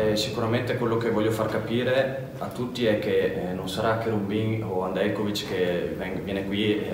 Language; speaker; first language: Italian; native; Italian